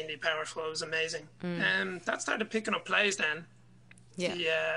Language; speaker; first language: English; native; English